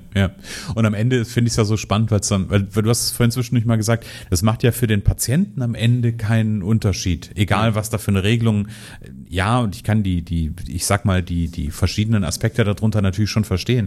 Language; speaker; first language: German; native; German